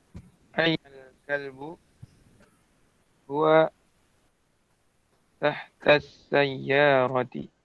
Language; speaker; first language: Arabic; non-native, learner; Indonesian